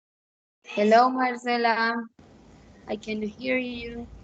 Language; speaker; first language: English; non-native, fluent; Spanish